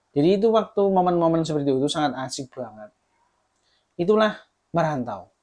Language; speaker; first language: Indonesian; non-native, local second language; Javanese